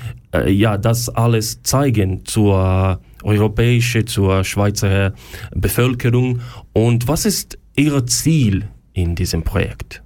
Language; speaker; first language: German; non-native, learner; Ukrainian